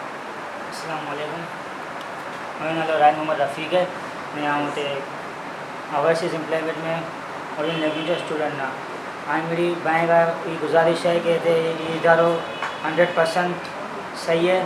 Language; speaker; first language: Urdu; non-native, local second language; Sindhi